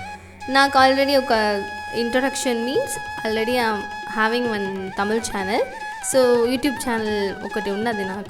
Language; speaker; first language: Telugu; non-native, learner; Tamil